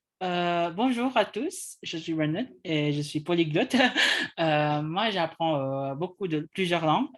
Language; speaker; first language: French; non-native, learner; English